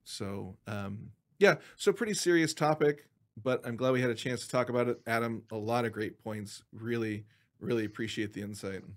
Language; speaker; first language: English; native; English